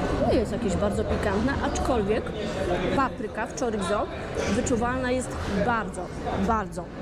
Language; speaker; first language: Polish; native; Polish